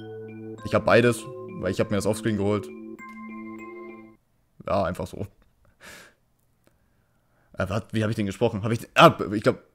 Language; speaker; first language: German; native; German